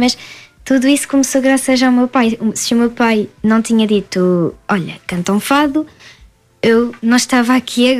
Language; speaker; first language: Portuguese; early bilingual, heritage; French